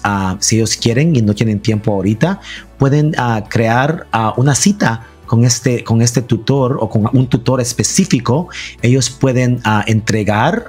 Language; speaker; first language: Spanish; early bilingual, heritage; Spanish